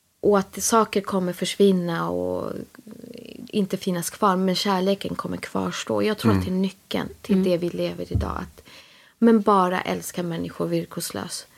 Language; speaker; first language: Swedish; native; Swedish